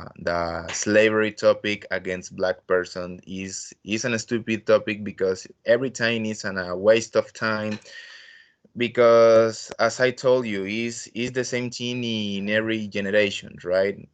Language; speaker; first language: English; non-native, learner; Spanish